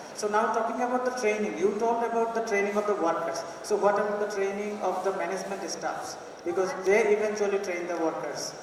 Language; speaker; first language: English; non-native, local second language; Bangla